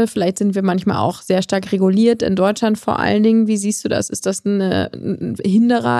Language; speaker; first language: German; native; German